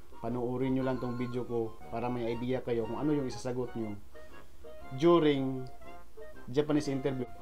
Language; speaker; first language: Filipino; non-native, local second language; Cebuano